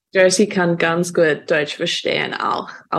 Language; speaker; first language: German; non-native, fluent; English